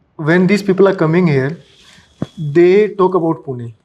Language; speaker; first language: English; non-native, local second language; Marathi